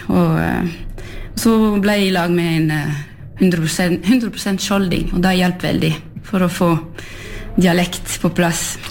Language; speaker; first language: Norwegian; early bilingual, heritage; French